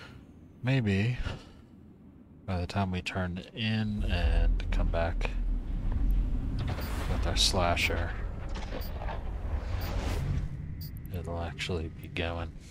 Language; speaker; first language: English; native; English